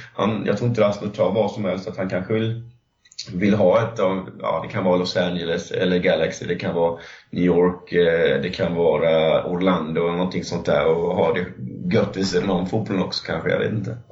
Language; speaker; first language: Swedish; native; Swedish